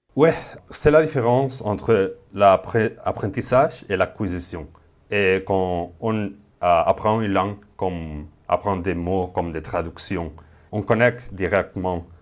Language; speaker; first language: French; non-native, fluent; Spanish